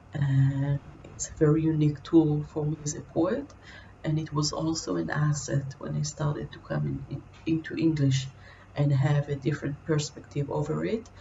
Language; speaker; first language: English; non-native, fluent; Hebrew